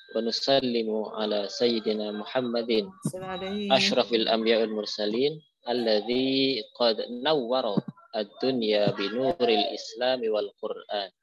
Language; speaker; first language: Arabic; non-native, fluent; Indonesian